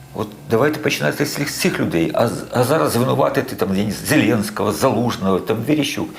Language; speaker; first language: Ukrainian; native; Ukrainian